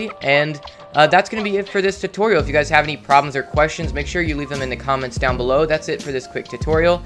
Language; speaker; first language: English; native; English